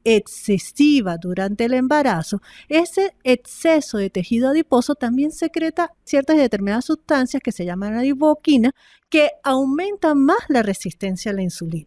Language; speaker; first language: Spanish; native; Spanish